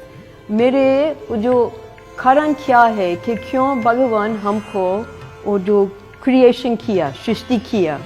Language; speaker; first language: Hindi; non-native, fluent; English